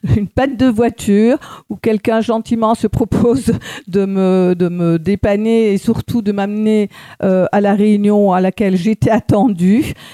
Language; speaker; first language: French; native; French